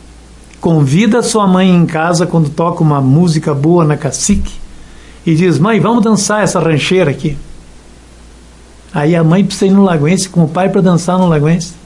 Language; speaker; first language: Portuguese; native; Portuguese